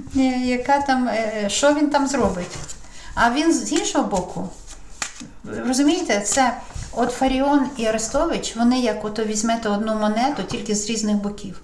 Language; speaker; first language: Ukrainian; non-native, local second language; Russian